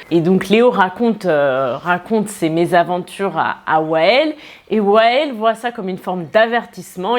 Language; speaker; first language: French; native; French